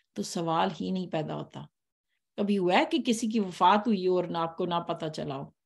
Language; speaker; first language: Hindi; native; Hindi